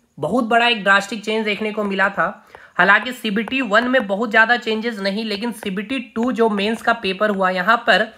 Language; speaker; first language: Hindi; native; Hindi